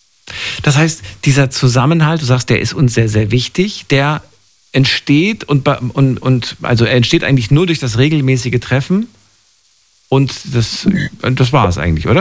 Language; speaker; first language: German; native; German